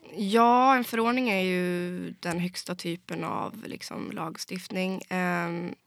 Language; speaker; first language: Swedish; native; Swedish